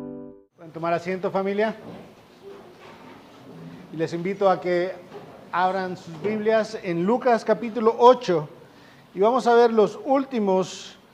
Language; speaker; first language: Spanish; native; Spanish